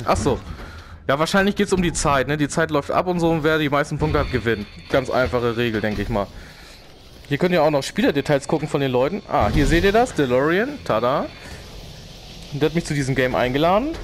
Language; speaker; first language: German; native; German